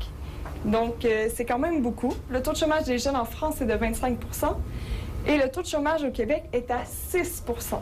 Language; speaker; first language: French; native; French